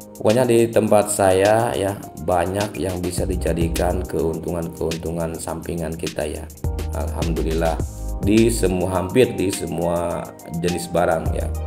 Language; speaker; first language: Indonesian; non-native, local second language; Sundanese